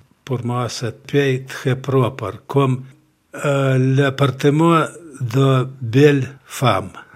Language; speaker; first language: French; non-native, learner; Belarusian